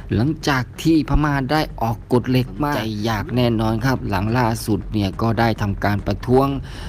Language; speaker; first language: Thai; native; Thai